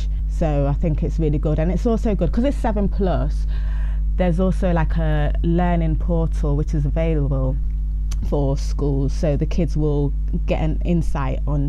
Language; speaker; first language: English; native; English